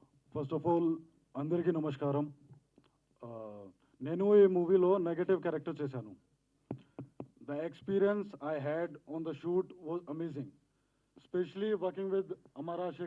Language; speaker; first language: Telugu; non-native, learner; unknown